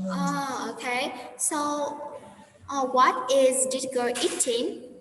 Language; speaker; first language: English; non-native, fluent; Vietnamese